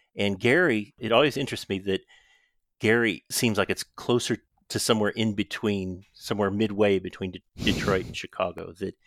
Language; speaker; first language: English; native; English